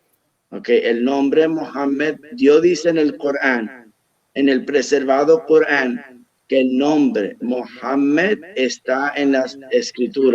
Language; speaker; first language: Spanish; early bilingual, heritage; Spanish